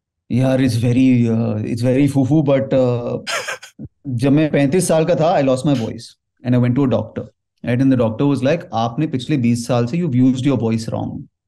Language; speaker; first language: English; non-native, local second language; Hindi